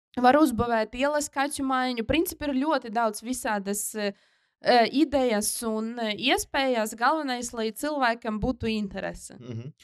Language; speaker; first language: Latvian; non-native, local second language; Russian